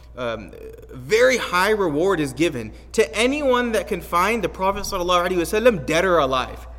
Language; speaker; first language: English; native; English